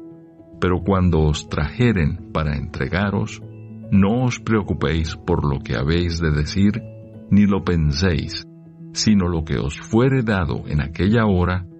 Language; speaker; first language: Spanish; native; Spanish